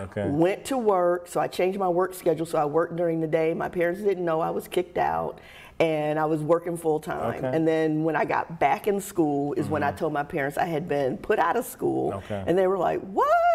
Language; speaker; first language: English; native; English